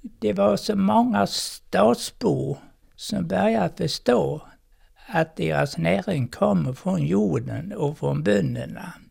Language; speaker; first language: Swedish; native; Swedish